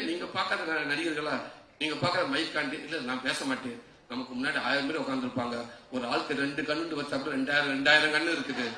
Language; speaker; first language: Tamil; native; Tamil